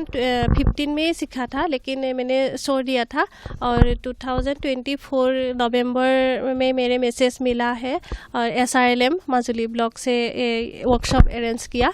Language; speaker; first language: Hindi; non-native, local second language; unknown